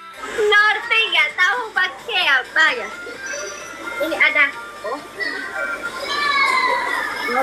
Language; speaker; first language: Indonesian; non-native, learner; Vietnamese